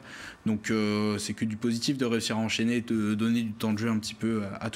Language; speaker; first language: French; native; French